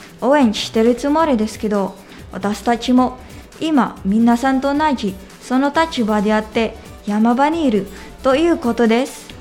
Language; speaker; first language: Japanese; non-native, learner; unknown